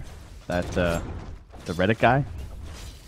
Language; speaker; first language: English; native; English